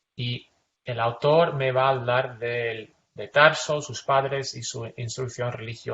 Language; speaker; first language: Spanish; non-native, fluent; English